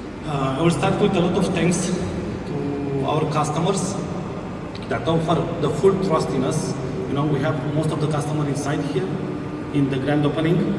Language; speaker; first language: English; non-native, fluent; Romanian